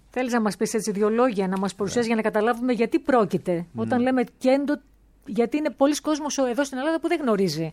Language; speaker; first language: Greek; native; Greek